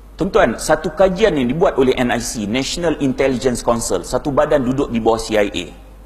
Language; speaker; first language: Malay; native; Malay